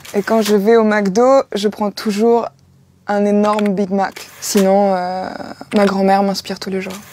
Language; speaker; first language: French; native; French